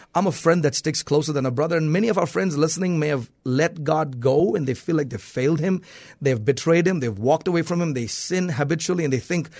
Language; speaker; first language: English; non-native, local second language; Malayalam